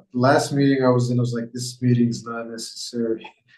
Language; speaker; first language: English; non-native, fluent; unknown